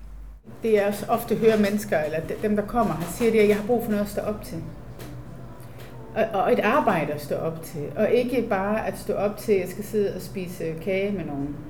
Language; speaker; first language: Danish; native; Danish